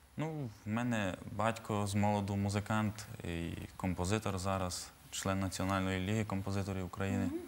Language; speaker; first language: Ukrainian; native; Ukrainian